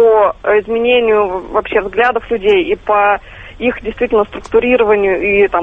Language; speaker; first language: Russian; native; Russian